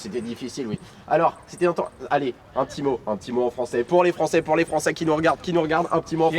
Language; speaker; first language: French; native; French